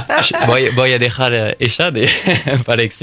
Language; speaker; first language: Spanish; non-native, fluent; French